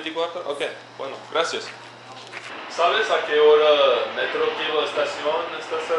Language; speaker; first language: Spanish; non-native, learner; English